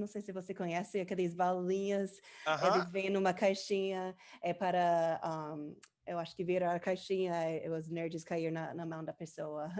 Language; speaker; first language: Portuguese; non-native, learner; English